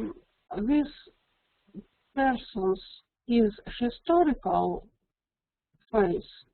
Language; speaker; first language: English; non-native, learner; Russian